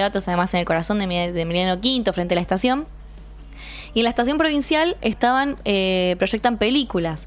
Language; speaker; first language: Spanish; native; Spanish